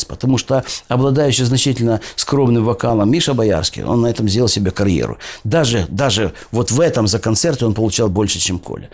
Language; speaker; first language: Russian; native; Russian